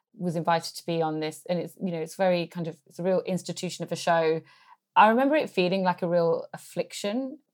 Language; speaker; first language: English; native; English